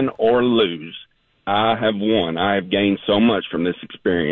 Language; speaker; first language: English; native; English